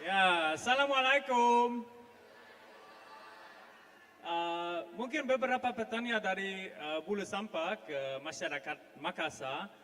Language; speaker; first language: Indonesian; non-native, fluent; German